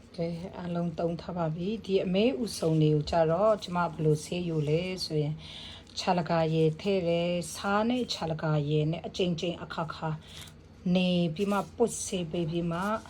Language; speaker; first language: Burmese; non-native, local second language; Kachin